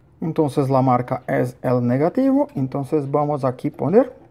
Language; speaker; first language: Spanish; non-native, learner; Portuguese